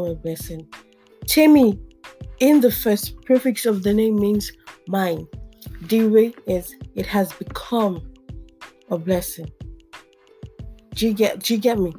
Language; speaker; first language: English; non-native, local second language; Yoruba